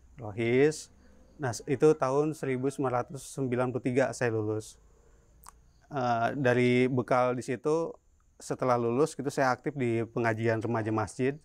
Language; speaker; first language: Indonesian; native; Indonesian